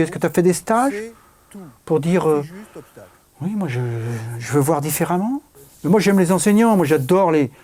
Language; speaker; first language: French; native; French